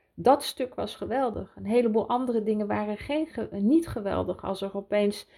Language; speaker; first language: Dutch; early bilingual, heritage; Dutch